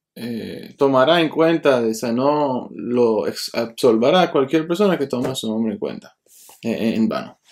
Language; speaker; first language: Spanish; early bilingual, heritage; Spanish